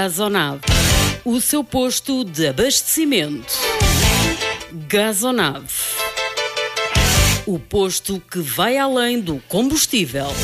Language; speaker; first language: Portuguese; native; Portuguese